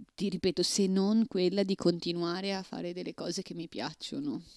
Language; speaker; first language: Italian; native; Italian